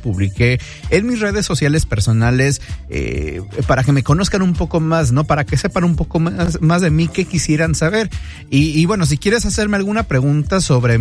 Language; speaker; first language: Spanish; early bilingual, heritage; Spanish